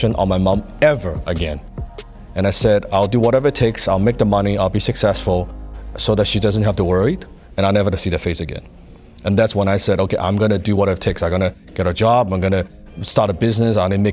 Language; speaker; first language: English; non-native, local second language; Cantonese